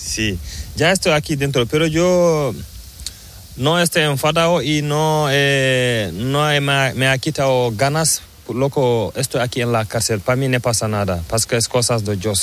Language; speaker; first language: Spanish; non-native, learner; Fula